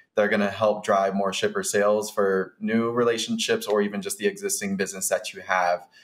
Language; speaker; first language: English; native; English